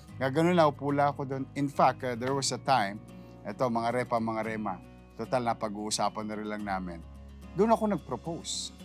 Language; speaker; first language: Filipino; native; Filipino